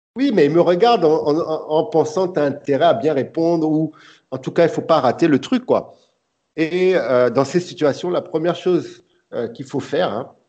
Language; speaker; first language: French; early bilingual, other home language; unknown